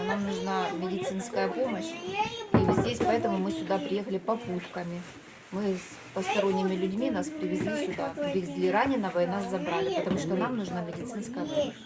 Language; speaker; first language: Russian; native; Russian